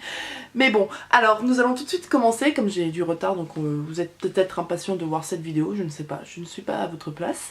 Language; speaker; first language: French; native; French